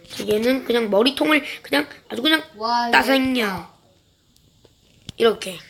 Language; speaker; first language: Korean; native; Korean